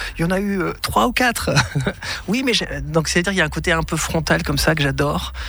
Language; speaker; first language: French; native; French